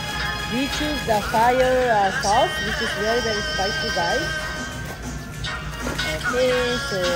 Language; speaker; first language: English; non-native, local second language; Tibetan